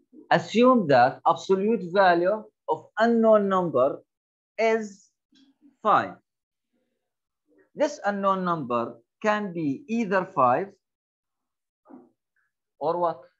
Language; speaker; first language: English; non-native, fluent; Arabic